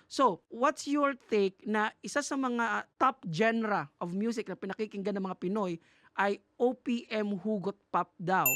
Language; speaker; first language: Filipino; native; Filipino